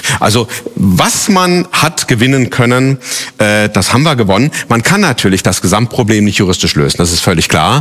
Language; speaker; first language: German; native; German